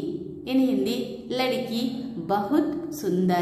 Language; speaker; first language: Hindi; non-native, local second language; Telugu